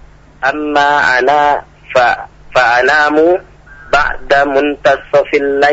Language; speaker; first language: Arabic; non-native, learner; Indonesian